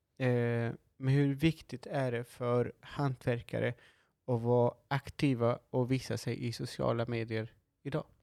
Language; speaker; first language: Swedish; non-native, fluent; Spanish